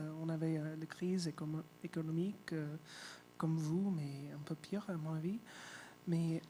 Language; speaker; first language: French; non-native, fluent; English